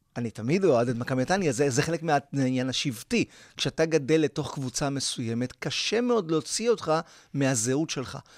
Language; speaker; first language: Hebrew; early bilingual, other home language; Spanish